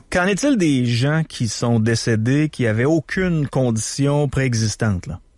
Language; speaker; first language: French; native; French